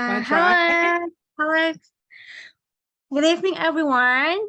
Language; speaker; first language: English; non-native, learner; Indonesian